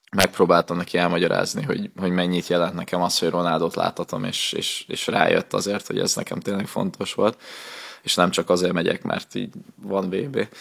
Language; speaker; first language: Hungarian; native; Hungarian